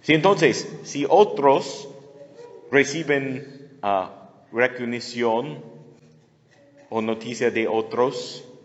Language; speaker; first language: Spanish; non-native, learner; English